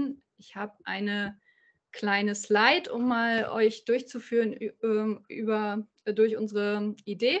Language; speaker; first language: German; native; German